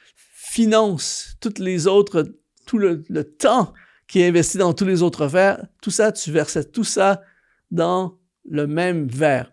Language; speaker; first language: French; native; French